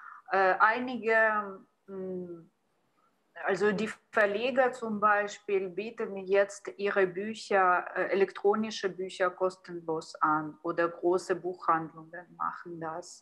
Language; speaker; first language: German; non-native, fluent; Ukrainian